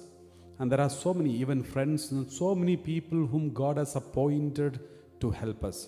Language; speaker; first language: English; non-native, local second language; Malayalam